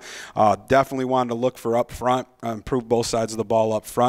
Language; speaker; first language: English; native; English